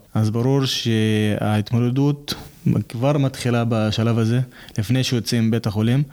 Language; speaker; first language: Hebrew; non-native, local second language; Arabic